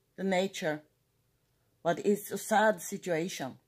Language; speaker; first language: English; non-native, fluent; Swedish